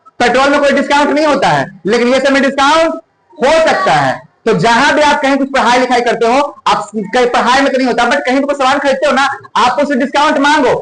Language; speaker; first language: Hindi; native; Hindi